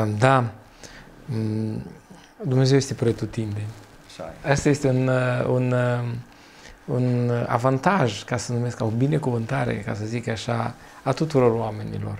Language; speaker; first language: Romanian; native; Romanian